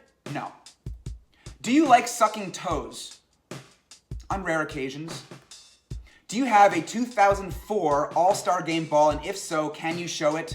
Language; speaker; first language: English; native; English